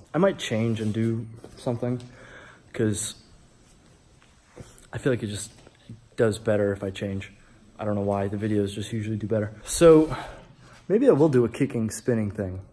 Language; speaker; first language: English; native; English